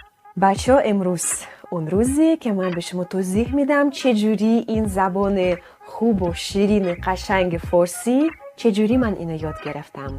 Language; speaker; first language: Persian; non-native, fluent; Russian